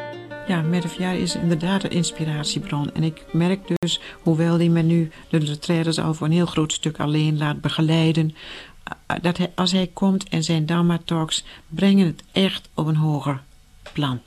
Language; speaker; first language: Dutch; native; Dutch